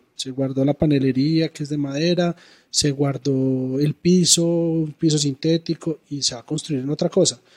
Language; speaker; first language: Spanish; native; Spanish